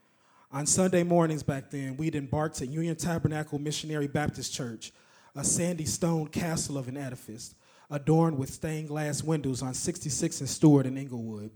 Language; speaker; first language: English; native; English